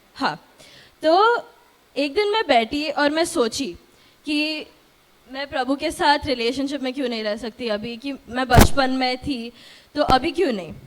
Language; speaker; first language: Hindi; non-native, local second language; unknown